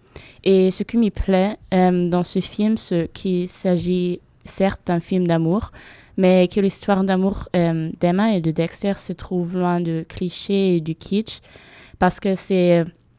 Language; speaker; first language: French; non-native, fluent; German